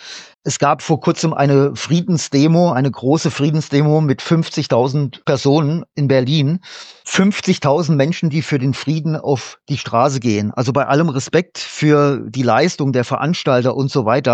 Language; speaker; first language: German; native; German